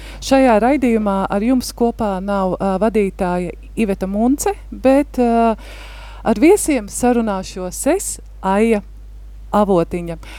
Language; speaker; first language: Latvian; native; Latvian